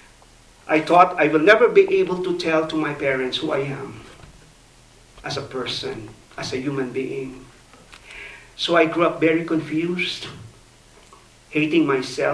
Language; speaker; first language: English; non-native, local second language; Filipino